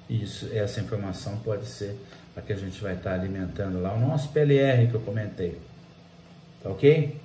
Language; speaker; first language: Portuguese; native; Portuguese